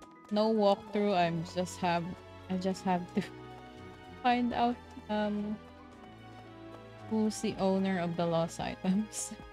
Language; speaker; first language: English; non-native, local second language; Filipino